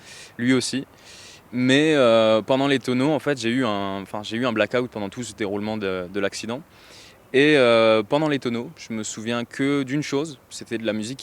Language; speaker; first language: French; native; French